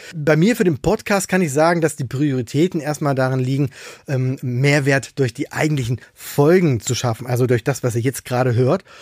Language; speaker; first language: German; native; German